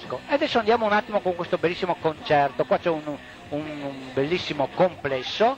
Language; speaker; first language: Italian; native; Italian